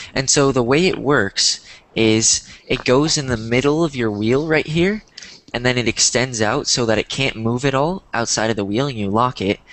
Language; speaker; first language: English; native; English